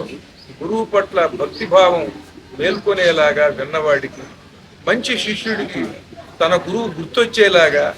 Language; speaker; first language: Telugu; native; Telugu